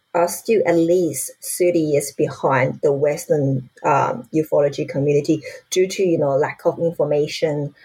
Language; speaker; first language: English; non-native, fluent; Chinese